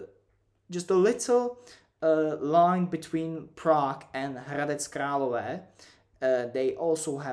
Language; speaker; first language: English; non-native, fluent; Czech